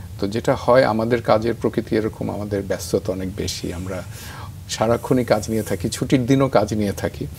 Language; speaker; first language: Bangla; native; Bangla